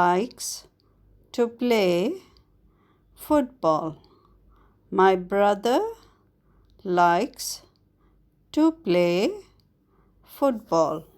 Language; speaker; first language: English; non-native, fluent; Arabic